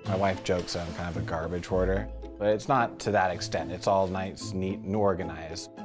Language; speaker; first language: English; native; English